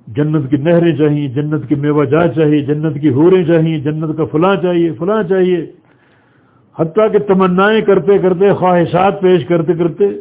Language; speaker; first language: Urdu; native; Urdu